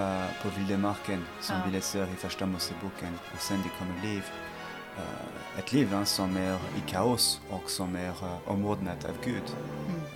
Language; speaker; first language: Swedish; non-native, fluent; French